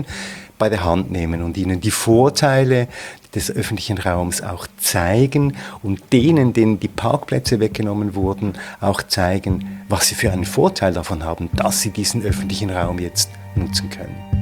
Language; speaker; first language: German; native; German